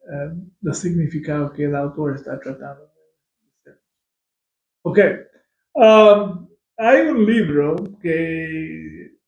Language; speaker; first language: Spanish; non-native, fluent; English